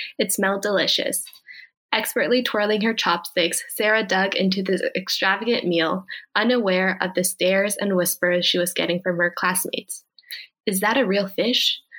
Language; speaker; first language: English; early bilingual, other home language; Korean